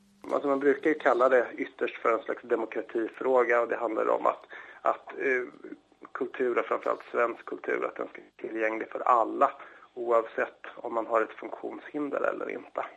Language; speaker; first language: Swedish; native; Swedish